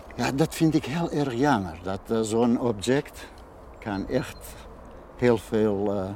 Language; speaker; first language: Dutch; non-native, fluent; Persian